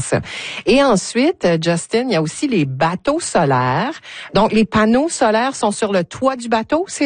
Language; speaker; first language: French; native; French